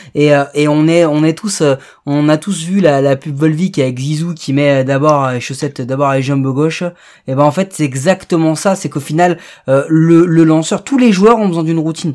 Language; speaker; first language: French; native; French